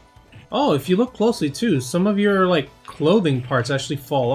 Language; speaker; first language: English; native; English